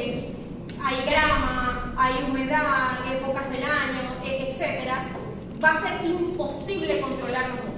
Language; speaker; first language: Spanish; native; Spanish